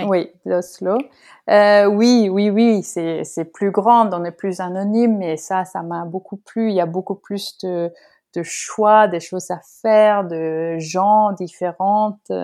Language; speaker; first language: French; non-native, fluent; Norwegian